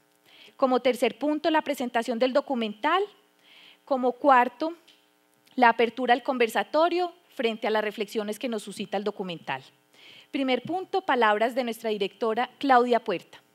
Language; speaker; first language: Spanish; native; Spanish